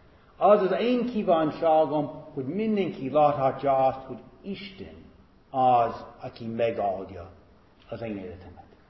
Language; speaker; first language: Hungarian; non-native, fluent; English